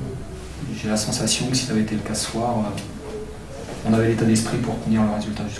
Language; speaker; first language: French; native; French